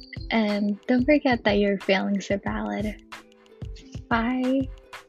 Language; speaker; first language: English; non-native, fluent; Japanese